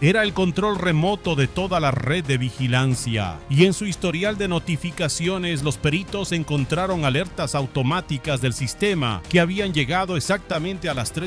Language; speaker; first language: Spanish; native; Spanish